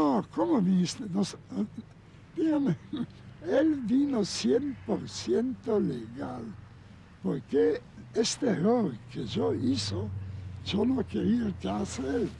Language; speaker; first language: Spanish; non-native, learner; Yiddish